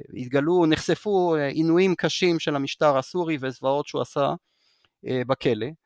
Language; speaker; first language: Hebrew; native; Hebrew